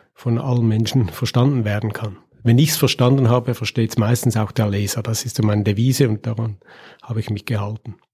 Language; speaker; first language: German; native; German